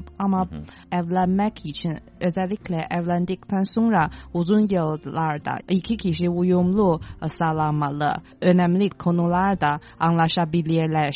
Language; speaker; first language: Turkish; non-native, fluent; Chinese